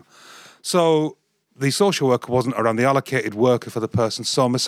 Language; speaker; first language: English; native; English